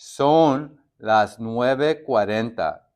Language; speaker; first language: Spanish; non-native, fluent; English